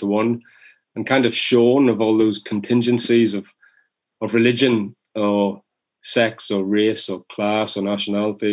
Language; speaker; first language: English; native; English